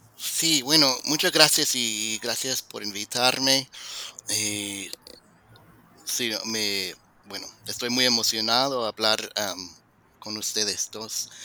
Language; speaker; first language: Spanish; non-native, fluent; English